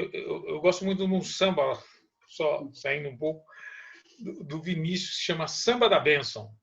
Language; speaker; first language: Portuguese; native; Portuguese